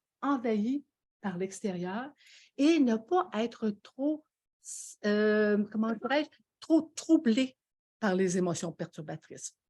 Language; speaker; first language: French; native; French